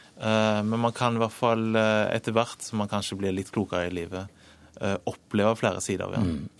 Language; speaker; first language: Norwegian; native; Norwegian